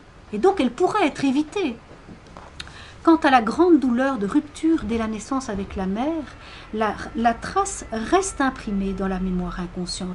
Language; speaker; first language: French; native; French